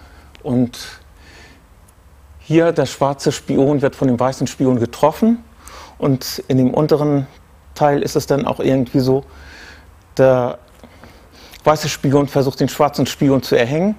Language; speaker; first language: German; native; German